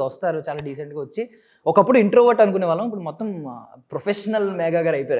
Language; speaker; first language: Telugu; native; Telugu